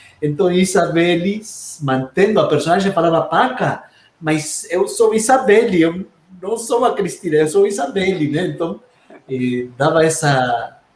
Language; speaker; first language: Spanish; non-native, learner; Portuguese